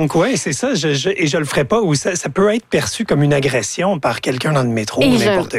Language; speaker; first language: French; native; French